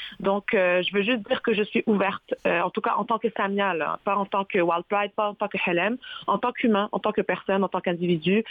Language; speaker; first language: French; early bilingual, other home language; Arabic